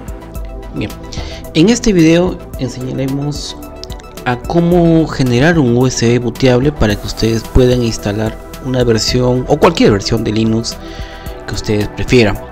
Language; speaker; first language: Spanish; native; Spanish